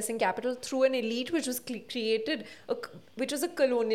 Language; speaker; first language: English; non-native, local second language; Hindi